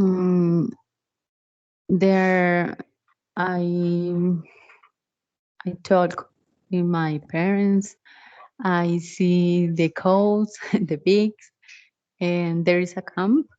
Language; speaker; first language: English; non-native, learner; Spanish